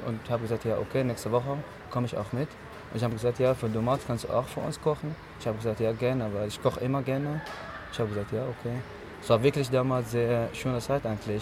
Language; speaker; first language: German; non-native, learner; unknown